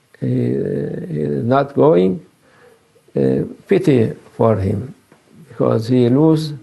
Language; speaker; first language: English; non-native, learner; Turkish